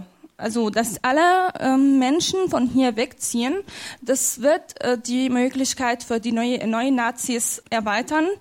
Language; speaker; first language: German; non-native, fluent; Arabic